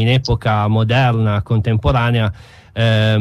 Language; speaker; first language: Italian; native; Italian